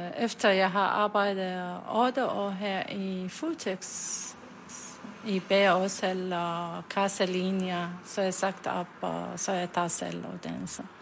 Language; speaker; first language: Danish; non-native, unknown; Arabic